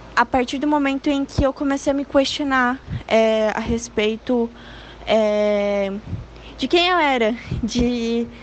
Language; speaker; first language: Portuguese; early bilingual, heritage; Spanish